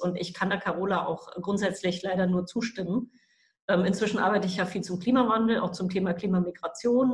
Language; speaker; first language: German; native; German